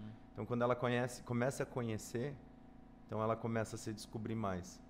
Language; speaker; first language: Spanish; non-native, learner; Portuguese